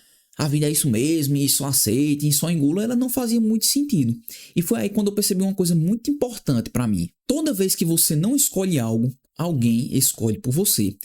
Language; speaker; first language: Portuguese; native; Portuguese